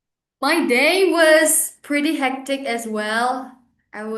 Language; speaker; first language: English; non-native, fluent; Indonesian